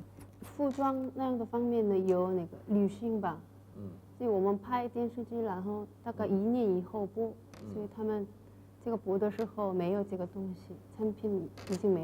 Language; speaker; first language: Chinese; non-native, learner; Korean